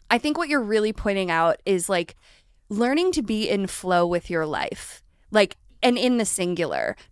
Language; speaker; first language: English; native; English